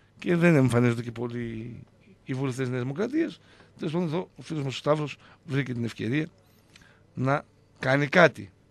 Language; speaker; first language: Greek; native; Greek